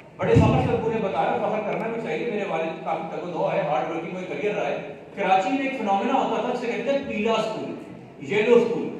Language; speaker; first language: Urdu; non-native, local second language; Sindhi